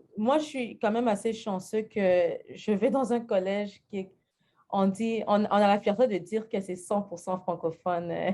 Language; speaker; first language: French; early bilingual, other home language; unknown